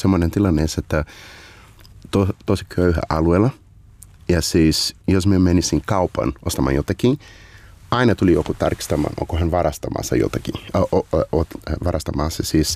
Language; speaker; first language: Finnish; non-native, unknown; Portuguese